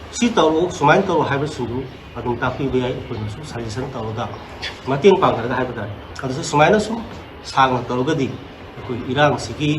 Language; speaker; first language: Manipuri; native; Manipuri